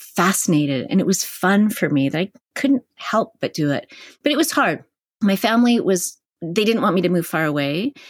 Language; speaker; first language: English; native; English